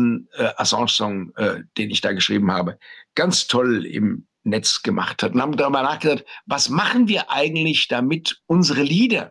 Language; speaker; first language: German; native; German